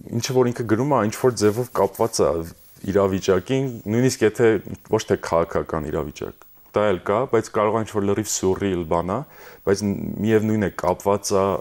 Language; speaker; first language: Armenian; early bilingual, heritage; Armenian